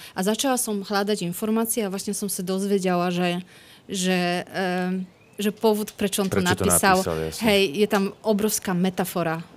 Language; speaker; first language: Slovak; non-native, learner; Polish